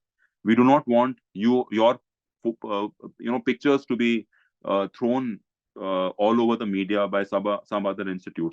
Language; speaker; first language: English; non-native, local second language; Hindi